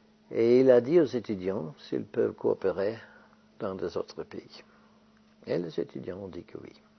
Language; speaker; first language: French; non-native, fluent; Norwegian